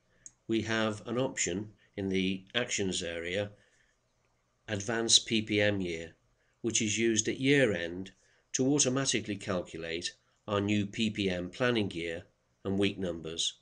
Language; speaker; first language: English; native; English